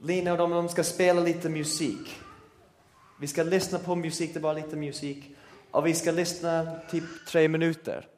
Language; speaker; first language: Swedish; non-native, fluent; English